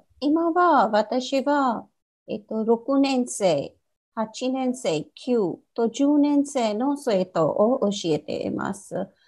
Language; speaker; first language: Japanese; non-native, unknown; Hindi